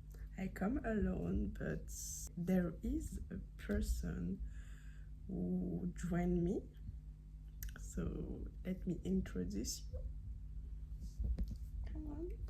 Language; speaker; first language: English; non-native, learner; French